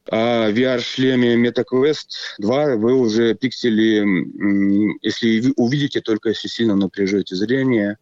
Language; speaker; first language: Russian; native; Russian